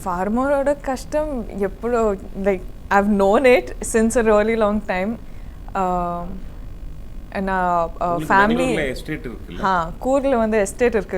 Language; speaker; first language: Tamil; non-native, learner; Kannada